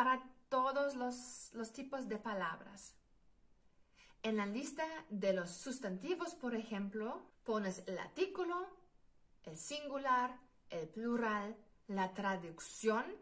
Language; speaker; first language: Spanish; non-native, fluent; German